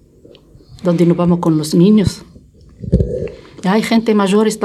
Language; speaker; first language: Spanish; non-native, learner; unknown